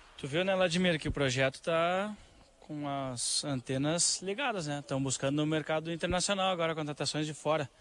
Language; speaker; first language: Portuguese; native; Portuguese